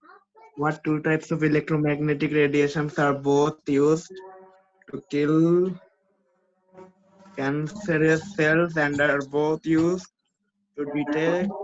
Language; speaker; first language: English; non-native, local second language; Bangla